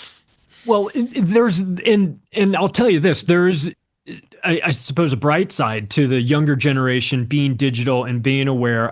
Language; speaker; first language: English; native; English